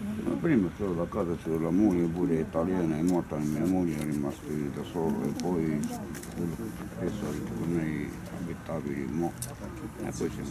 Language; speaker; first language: Italian; non-native, learner; Arabic